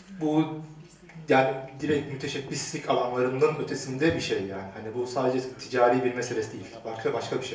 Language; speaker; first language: Turkish; native; Turkish